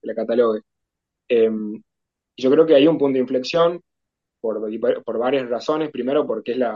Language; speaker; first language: Spanish; native; Spanish